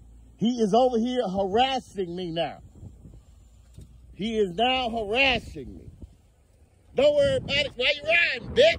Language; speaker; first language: English; native; English